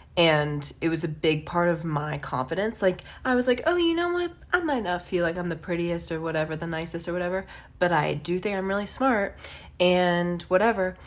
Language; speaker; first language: English; native; English